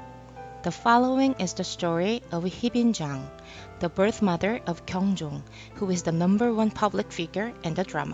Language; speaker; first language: English; non-native, fluent; Korean